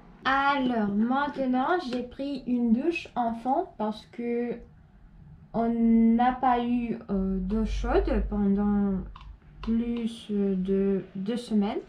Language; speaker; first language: French; non-native, fluent; Russian